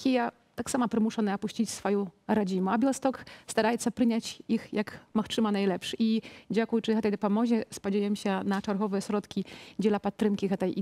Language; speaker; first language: Polish; non-native, learner; Belarusian